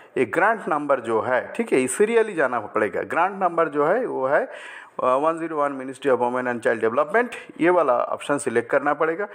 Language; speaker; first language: Hindi; non-native, local second language; Bangla